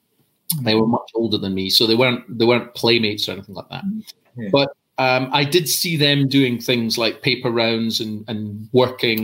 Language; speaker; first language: English; native; English